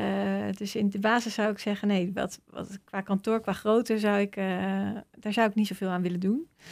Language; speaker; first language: Dutch; native; Dutch